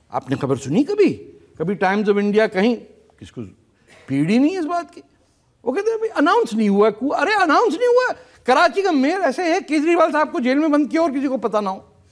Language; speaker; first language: Urdu; native; Urdu